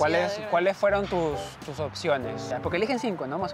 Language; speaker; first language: Spanish; native; Spanish